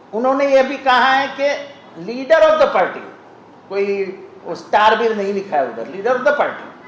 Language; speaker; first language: Hindi; non-native, local second language; Marathi